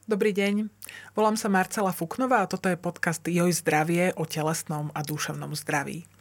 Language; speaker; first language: Slovak; native; Slovak